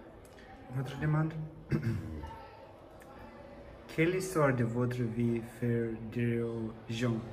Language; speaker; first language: French; non-native, learner; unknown